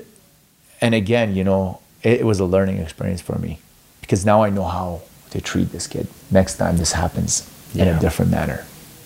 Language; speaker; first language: English; non-native, fluent; Arabic